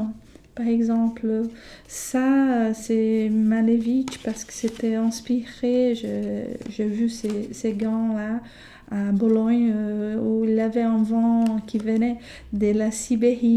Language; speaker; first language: French; non-native, fluent; Portuguese